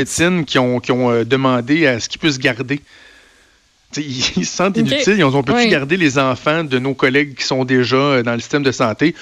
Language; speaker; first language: French; native; French